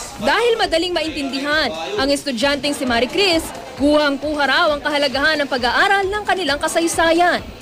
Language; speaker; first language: Filipino; native; Filipino